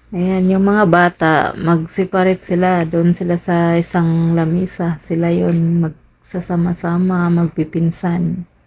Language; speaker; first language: Filipino; non-native, local second language; Cebuano